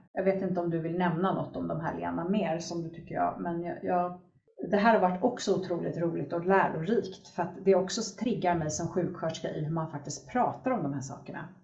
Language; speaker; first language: Swedish; native; Swedish